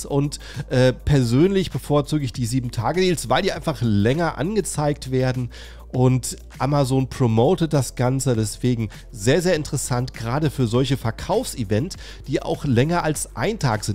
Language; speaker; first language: German; native; German